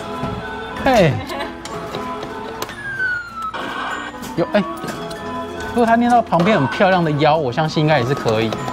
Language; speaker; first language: Chinese; native; Chinese